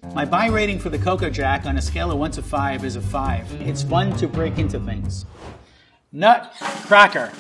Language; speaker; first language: English; native; English